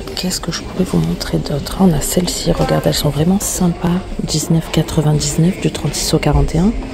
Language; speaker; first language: French; native; French